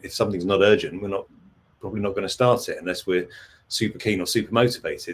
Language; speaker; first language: English; native; English